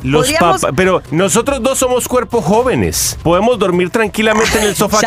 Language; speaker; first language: Spanish; native; Spanish